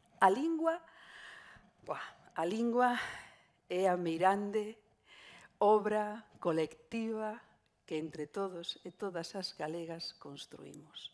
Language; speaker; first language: Galician; non-native, local second language; Spanish